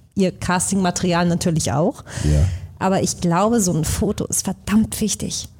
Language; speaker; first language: German; early bilingual, other home language; Danish